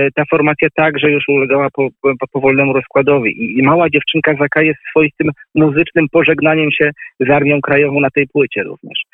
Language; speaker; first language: Polish; native; Polish